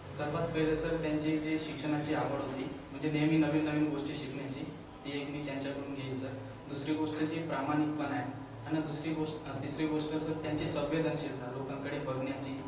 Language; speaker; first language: Marathi; native; Marathi